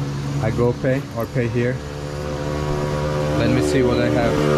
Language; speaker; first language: English; non-native, fluent; Azerbaijani